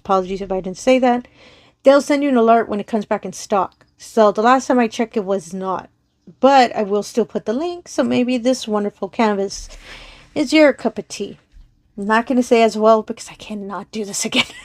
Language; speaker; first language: English; native; English